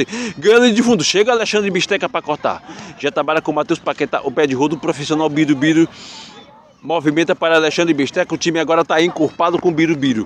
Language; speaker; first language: Portuguese; native; Portuguese